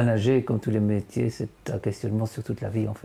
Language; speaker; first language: French; native; French